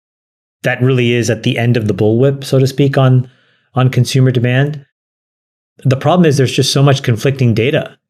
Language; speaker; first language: English; native; English